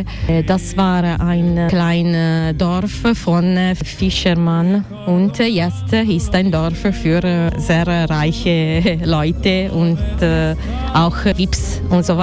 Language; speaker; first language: German; non-native, learner; Italian